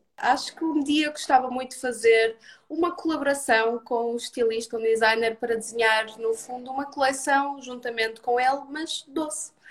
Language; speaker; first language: Portuguese; early bilingual, other home language; Russian